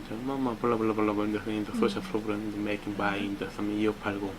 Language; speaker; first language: English; non-native, learner; Korean